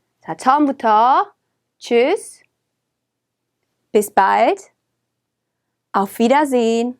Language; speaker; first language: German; non-native, fluent; Korean